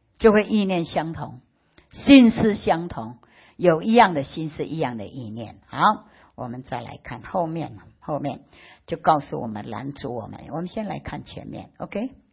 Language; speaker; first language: Chinese; early bilingual, heritage; Chinese